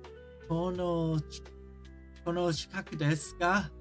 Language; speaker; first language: Japanese; non-native, learner; English